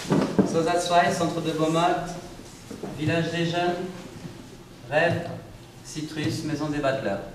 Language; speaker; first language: French; native; French